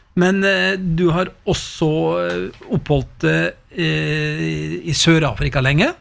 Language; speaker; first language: Norwegian; native; Norwegian